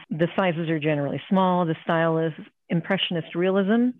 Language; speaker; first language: English; native; English